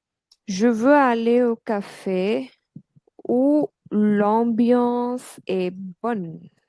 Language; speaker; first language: French; non-native, fluent; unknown